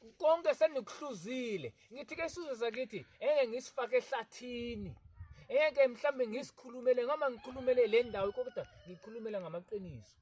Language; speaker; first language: Zulu; non-native, local second language; Xhosa